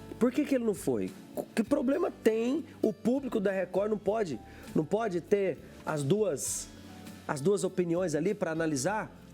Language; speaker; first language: Portuguese; native; Portuguese